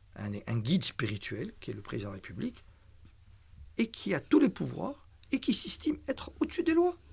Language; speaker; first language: French; non-native, local second language; Arabic